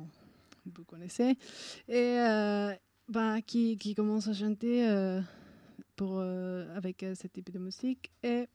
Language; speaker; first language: French; non-native, fluent; Spanish